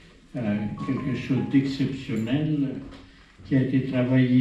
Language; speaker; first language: French; non-native, fluent; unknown